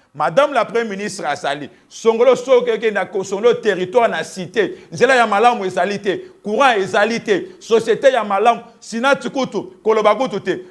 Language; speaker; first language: Lingala; non-native, local second language; Kongo